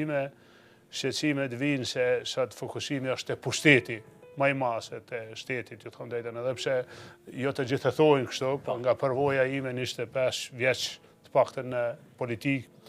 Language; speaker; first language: Albanian; native; Albanian